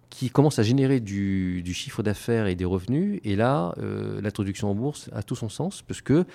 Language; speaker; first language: French; native; French